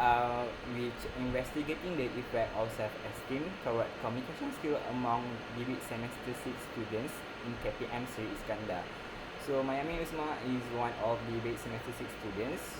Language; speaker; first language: English; non-native, local second language; Malay